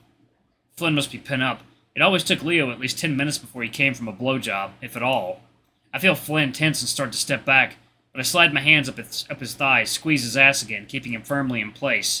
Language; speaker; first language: English; native; English